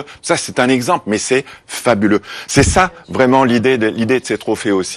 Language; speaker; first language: French; native; French